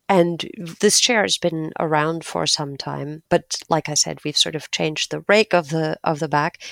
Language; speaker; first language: English; non-native, fluent; German